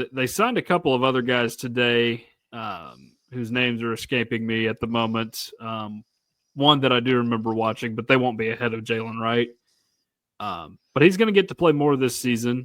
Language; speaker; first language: English; native; English